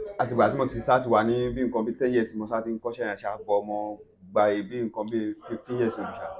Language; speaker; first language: Yoruba; early bilingual, other home language; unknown